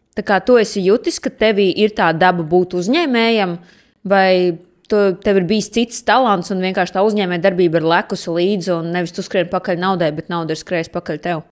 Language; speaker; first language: Latvian; native; Latvian